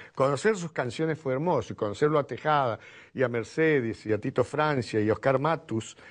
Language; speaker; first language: Spanish; native; Spanish